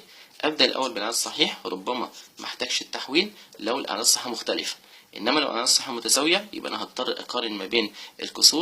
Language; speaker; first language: Arabic; native; Arabic